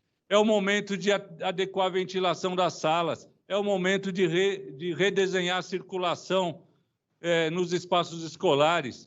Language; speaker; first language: Portuguese; native; Portuguese